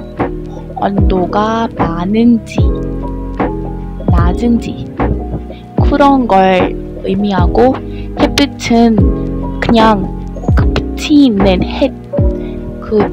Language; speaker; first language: Korean; non-native, learner; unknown